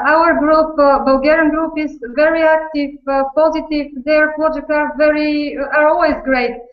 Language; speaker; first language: English; non-native, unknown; Bulgarian